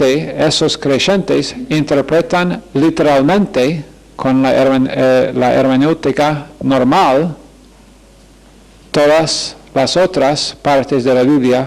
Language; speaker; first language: Spanish; non-native, fluent; English